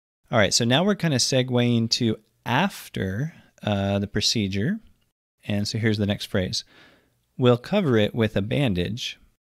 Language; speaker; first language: English; native; English